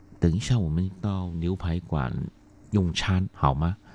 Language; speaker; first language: Chinese; non-native, fluent; Vietnamese